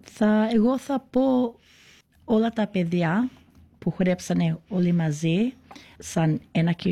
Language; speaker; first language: Greek; early bilingual, heritage; Greek